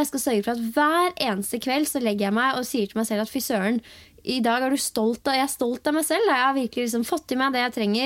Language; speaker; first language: Norwegian; native; Norwegian